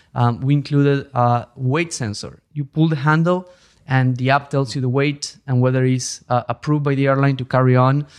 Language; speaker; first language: English; non-native, fluent; Spanish